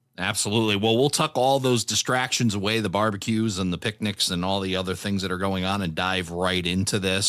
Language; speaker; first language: English; native; English